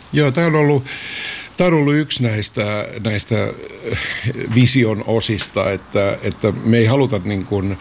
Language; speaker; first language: Finnish; native; Finnish